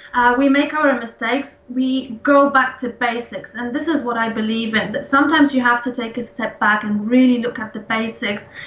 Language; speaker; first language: English; non-native, fluent; Polish